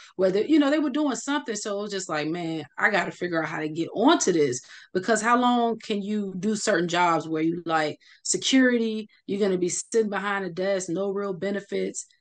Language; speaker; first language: English; native; English